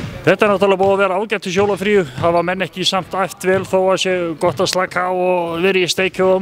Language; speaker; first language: Icelandic; native; Icelandic